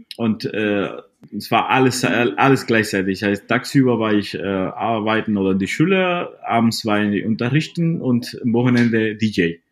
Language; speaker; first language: German; non-native, fluent; Spanish